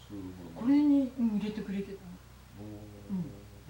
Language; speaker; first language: Japanese; native; Japanese